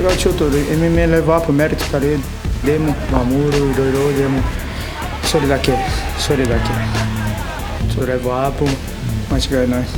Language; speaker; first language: Japanese; non-native, learner; Portuguese